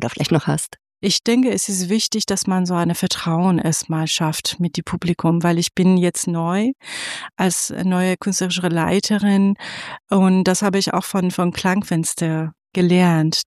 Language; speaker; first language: German; non-native, fluent; Persian